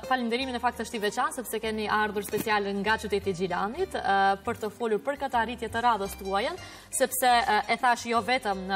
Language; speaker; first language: Albanian; native; Albanian